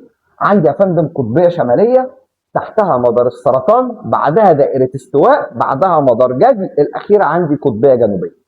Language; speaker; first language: Arabic; native; Arabic